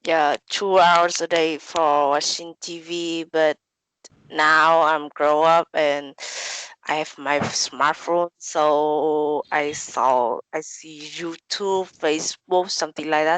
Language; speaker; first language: English; non-native, learner; Vietnamese